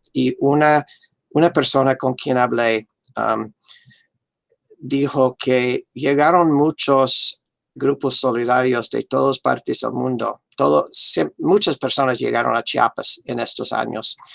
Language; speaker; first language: Spanish; non-native, fluent; English